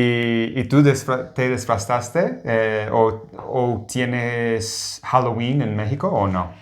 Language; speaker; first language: Spanish; non-native, fluent; English